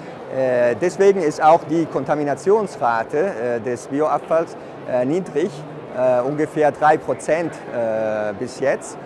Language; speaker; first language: German; non-native, fluent; Italian